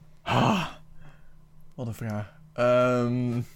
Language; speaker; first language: Dutch; native; Dutch